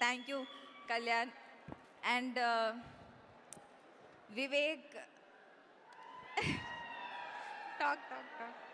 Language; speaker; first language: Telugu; non-native, learner; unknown